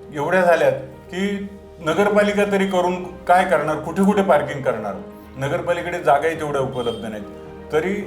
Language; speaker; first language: Marathi; native; Marathi